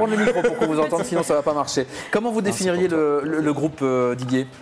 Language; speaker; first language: French; native; French